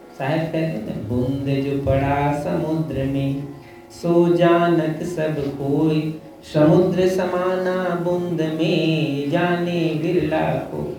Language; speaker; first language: Hindi; native; Hindi